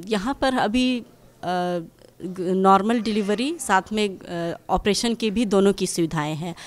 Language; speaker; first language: Hindi; native; Hindi